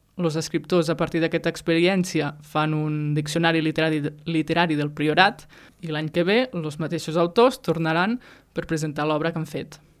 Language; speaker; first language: Catalan; native; Catalan